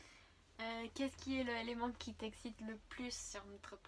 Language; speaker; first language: French; non-native, fluent; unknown